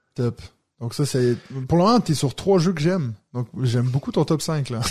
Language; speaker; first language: French; native; French